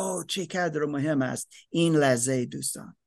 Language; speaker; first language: Persian; non-native, learner; English